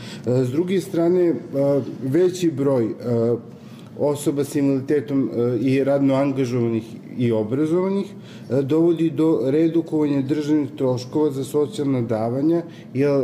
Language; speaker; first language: Serbian; native; Serbian